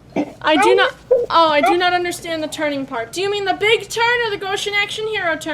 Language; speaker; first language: English; native; English